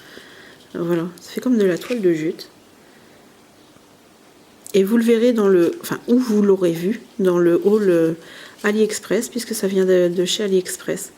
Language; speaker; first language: French; native; French